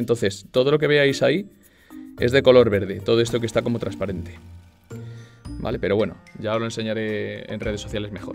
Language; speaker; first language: Spanish; native; Spanish